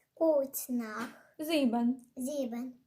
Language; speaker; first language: German; non-native, learner; Ukrainian